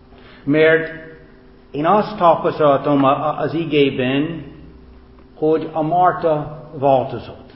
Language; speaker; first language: Hungarian; non-native, fluent; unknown